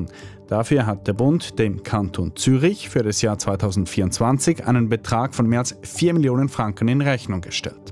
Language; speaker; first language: German; native; German